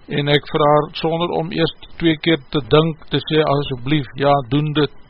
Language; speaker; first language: Afrikaans; native; Afrikaans